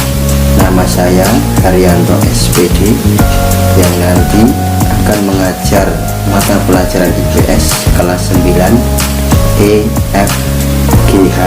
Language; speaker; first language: Indonesian; native; Indonesian